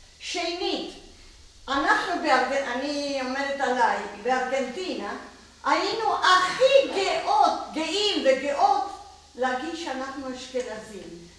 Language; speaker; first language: Hebrew; non-native, fluent; Spanish